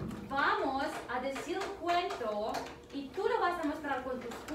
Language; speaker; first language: Spanish; early bilingual, heritage; Spanish